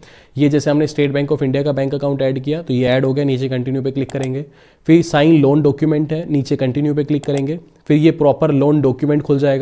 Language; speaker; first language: Hindi; native; Hindi